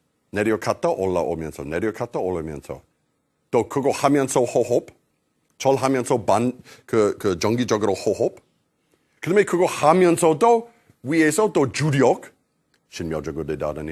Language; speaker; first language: Korean; non-native, fluent; English